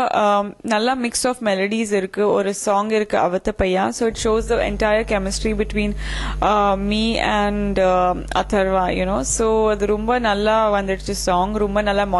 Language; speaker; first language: Tamil; non-native, fluent; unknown